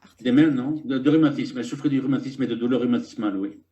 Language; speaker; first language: French; native; French